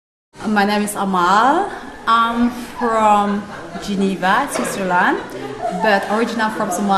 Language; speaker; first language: English; non-native, learner; Somali